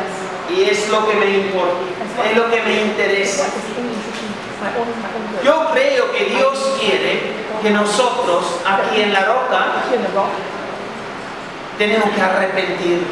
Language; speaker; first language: Spanish; non-native, fluent; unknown